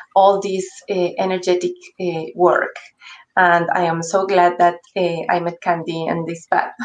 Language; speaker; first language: English; non-native, fluent; Spanish